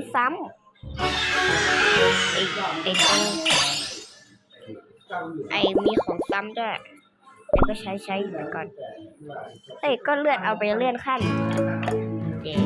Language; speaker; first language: Thai; native; Thai